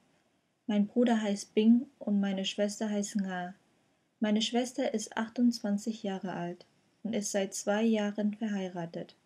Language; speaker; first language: German; non-native, fluent; Vietnamese